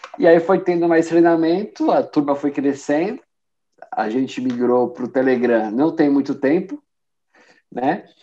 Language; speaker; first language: Portuguese; native; Portuguese